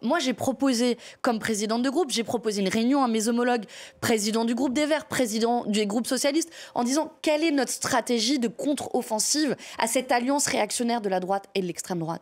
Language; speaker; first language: French; native; French